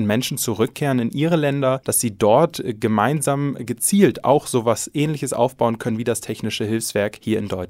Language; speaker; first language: German; native; German